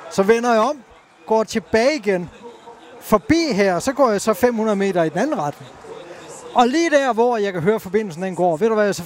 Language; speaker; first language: Danish; native; Danish